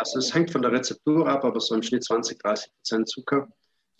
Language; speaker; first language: German; native; German